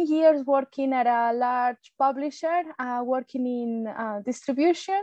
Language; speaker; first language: English; non-native, fluent; Spanish